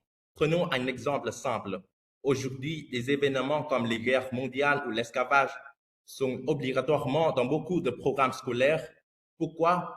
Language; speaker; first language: French; non-native, fluent; Vietnamese